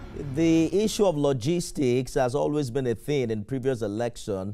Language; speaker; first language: English; native; English